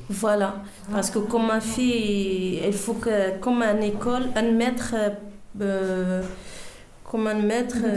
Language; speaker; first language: French; non-native, learner; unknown